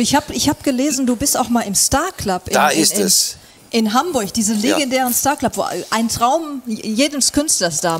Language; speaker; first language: German; native; German